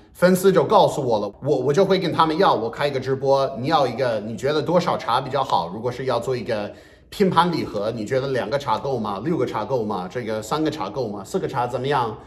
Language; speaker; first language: Chinese; non-native, fluent; English